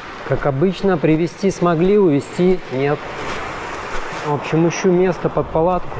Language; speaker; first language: Russian; native; Russian